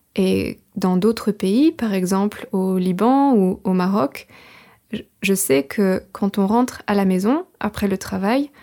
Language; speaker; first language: French; native; French